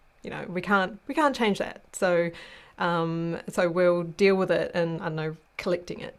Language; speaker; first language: English; native; English